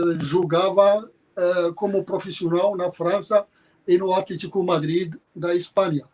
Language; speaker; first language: Portuguese; non-native, fluent; Arabic